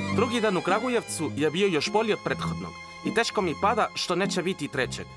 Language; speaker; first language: Croatian; non-native, fluent; Spanish